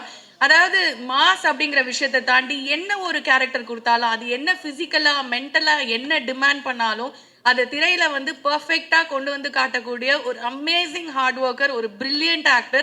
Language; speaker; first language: Tamil; native; Tamil